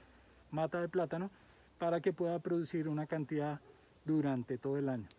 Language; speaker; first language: Spanish; native; Spanish